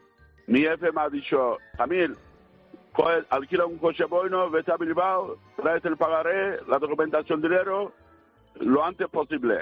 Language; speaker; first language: Spanish; non-native, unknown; Turkish